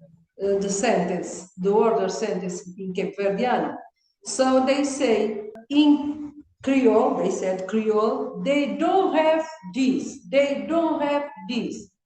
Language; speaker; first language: English; non-native, learner; Kabuverdianu